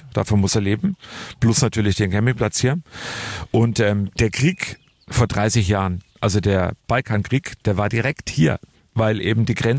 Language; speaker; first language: German; native; German